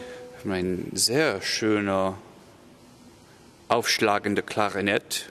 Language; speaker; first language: German; non-native, learner; English